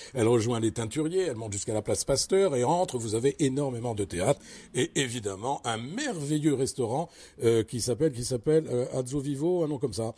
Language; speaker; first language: French; native; French